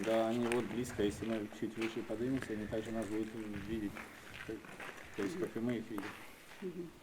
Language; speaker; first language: Russian; native; Russian